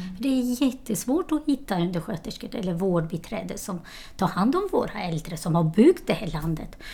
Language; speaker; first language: Swedish; non-native, fluent; Albanian